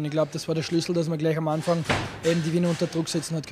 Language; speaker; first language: German; native; German